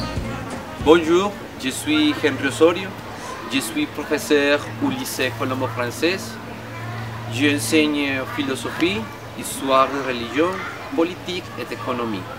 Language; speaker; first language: French; non-native, learner; Spanish